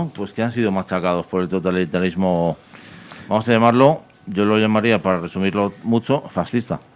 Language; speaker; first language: Spanish; native; Spanish